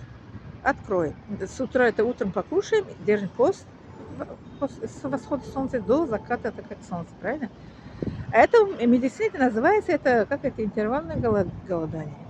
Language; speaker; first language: Russian; non-native, learner; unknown